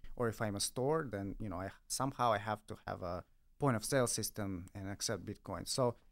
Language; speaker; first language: English; non-native, fluent; Russian